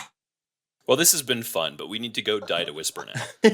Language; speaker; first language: English; native; English